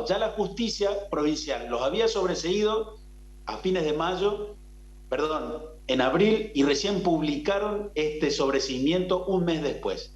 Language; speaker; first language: Spanish; native; Spanish